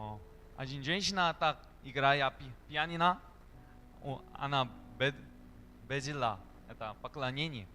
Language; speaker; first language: Russian; non-native, learner; Korean